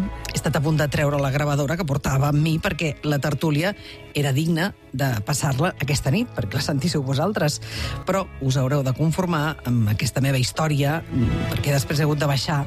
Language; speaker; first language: Catalan; native; Catalan